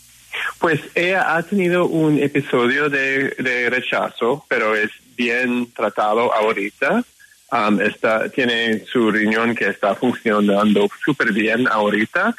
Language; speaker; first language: Spanish; non-native, fluent; English